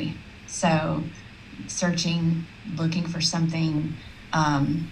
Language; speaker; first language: English; native; English